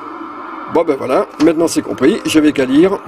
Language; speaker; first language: French; native; French